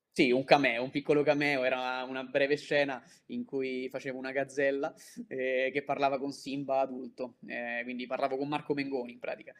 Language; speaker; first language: Italian; native; Italian